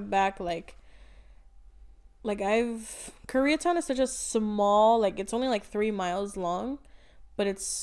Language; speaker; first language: English; native; English